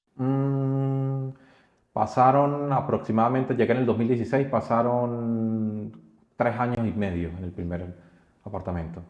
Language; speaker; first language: Spanish; native; Spanish